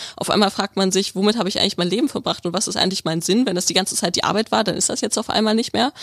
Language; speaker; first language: German; native; German